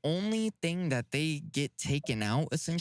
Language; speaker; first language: English; native; English